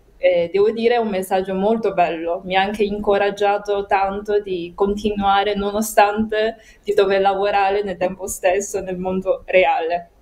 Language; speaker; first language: Italian; non-native, fluent; Chinese